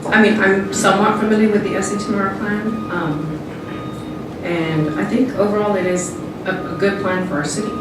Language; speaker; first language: English; native; English